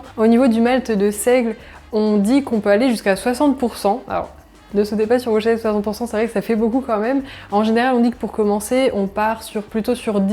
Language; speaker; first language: French; native; French